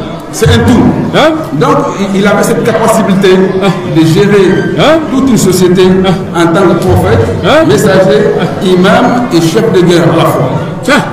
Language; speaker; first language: French; non-native, local second language; Soninke